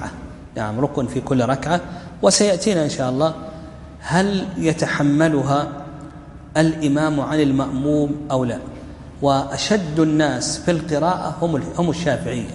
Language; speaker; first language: Arabic; native; Arabic